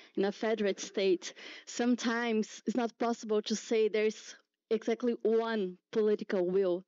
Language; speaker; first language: English; non-native, fluent; Portuguese